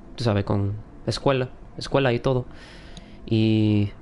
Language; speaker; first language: Spanish; early bilingual, heritage; Spanish